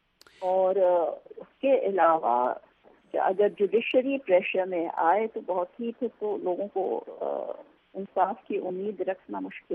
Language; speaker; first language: Urdu; native; Urdu